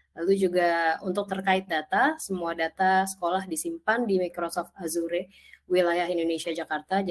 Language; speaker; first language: Indonesian; native; Indonesian